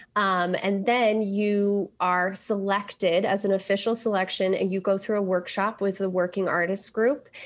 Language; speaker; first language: English; native; English